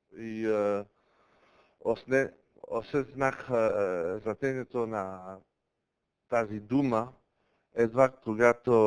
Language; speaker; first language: Bulgarian; non-native, learner; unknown